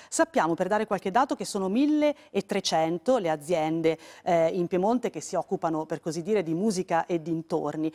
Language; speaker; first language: Italian; native; Italian